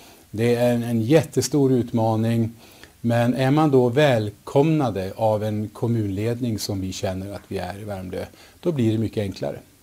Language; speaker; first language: Swedish; native; Swedish